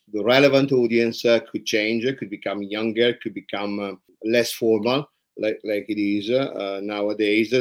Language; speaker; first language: English; non-native, fluent; Italian